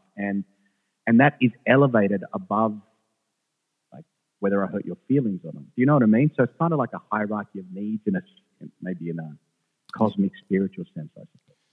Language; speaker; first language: English; early bilingual, other home language; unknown